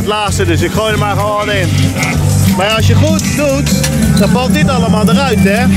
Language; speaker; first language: Dutch; native; Dutch